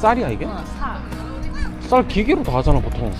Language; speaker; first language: Korean; native; Korean